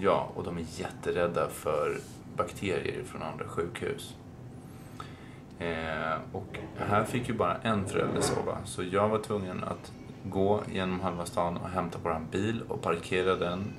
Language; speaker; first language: Swedish; native; Swedish